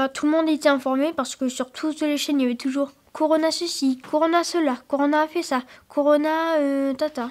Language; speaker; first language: French; native; French